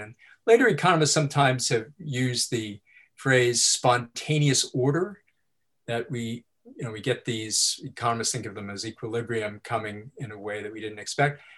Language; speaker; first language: English; native; English